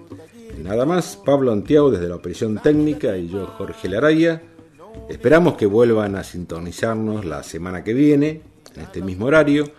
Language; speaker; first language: Spanish; native; Spanish